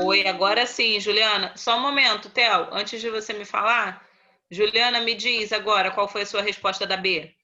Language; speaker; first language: Portuguese; native; Portuguese